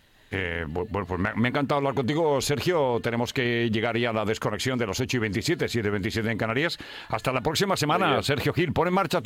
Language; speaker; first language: Spanish; native; Spanish